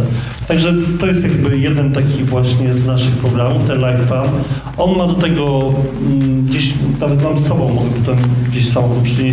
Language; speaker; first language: Polish; native; Polish